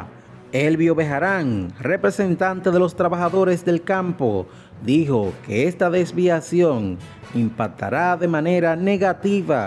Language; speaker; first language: Spanish; native; Spanish